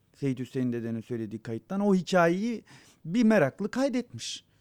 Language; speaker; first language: Turkish; non-native, local second language; Zaza